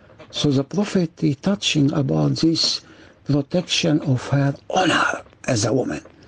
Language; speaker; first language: English; non-native, fluent; Arabic